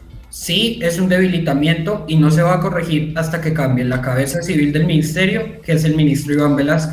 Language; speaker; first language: Spanish; native; Spanish